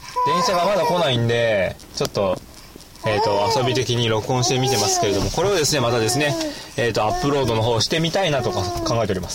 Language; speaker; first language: Japanese; native; Japanese